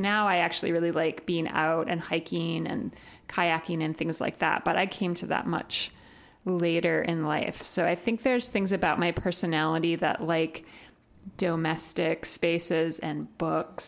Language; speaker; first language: English; native; English